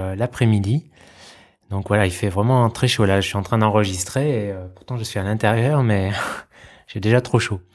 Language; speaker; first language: French; native; French